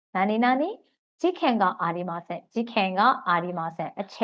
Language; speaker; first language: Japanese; non-native, fluent; Burmese